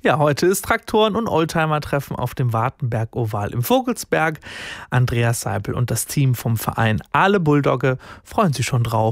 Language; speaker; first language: German; native; German